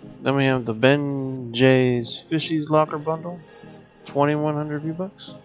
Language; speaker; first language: English; native; English